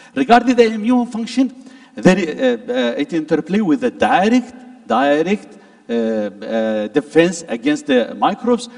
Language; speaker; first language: English; non-native, fluent; Arabic